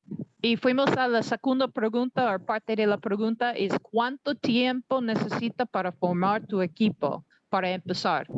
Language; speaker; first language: Spanish; non-native, learner; English